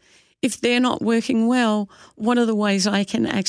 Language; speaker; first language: English; native; English